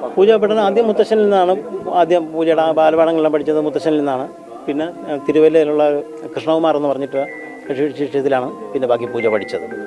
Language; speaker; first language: Malayalam; native; Malayalam